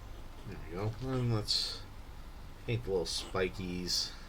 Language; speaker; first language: English; native; English